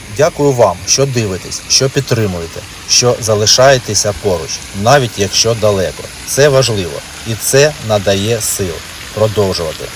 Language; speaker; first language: Ukrainian; native; Ukrainian